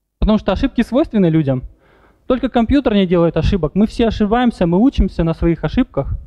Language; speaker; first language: Russian; native; Russian